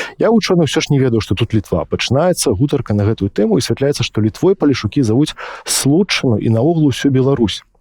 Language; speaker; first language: Belarusian; non-native, local second language; Russian